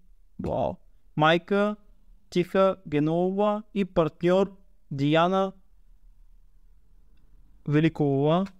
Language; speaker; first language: Bulgarian; native; Bulgarian